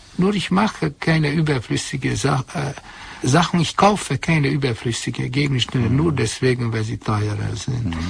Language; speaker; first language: German; non-native, fluent; Hungarian